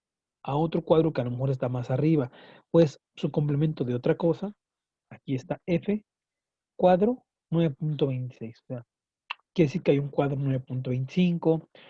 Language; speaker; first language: Spanish; native; Spanish